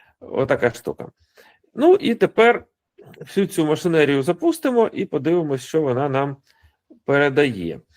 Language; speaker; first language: Ukrainian; non-native, local second language; Russian